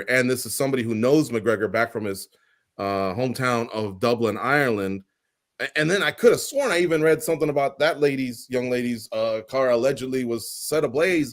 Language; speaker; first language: English; native; English